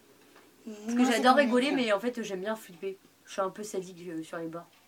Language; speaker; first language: French; native; French